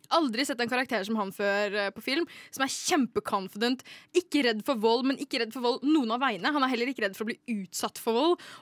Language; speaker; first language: Norwegian; native; Norwegian